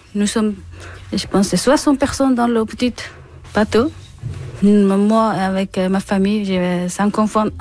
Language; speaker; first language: French; non-native, learner; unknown